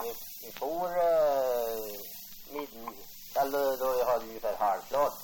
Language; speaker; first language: Swedish; native; Swedish